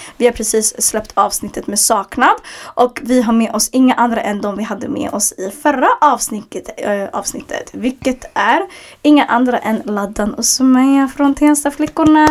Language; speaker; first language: Swedish; early bilingual, other home language; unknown